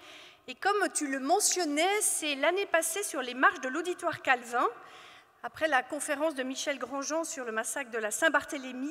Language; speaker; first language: French; native; French